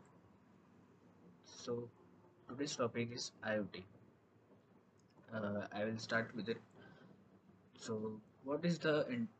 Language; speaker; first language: English; non-native, local second language; Gujarati